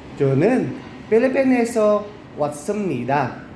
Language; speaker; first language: Korean; non-native, learner; Filipino